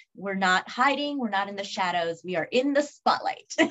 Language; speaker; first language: English; early bilingual, other home language; Spanish